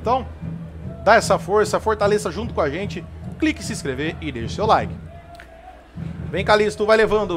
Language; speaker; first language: Portuguese; native; Portuguese